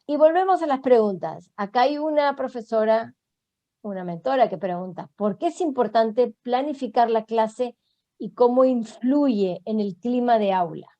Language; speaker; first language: Spanish; native; Spanish